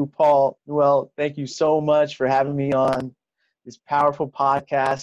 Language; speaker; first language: English; native; English